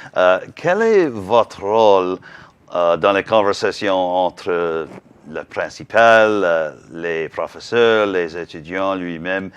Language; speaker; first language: French; non-native, learner; English